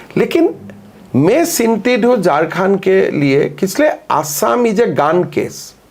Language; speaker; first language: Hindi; non-native, local second language; Assamese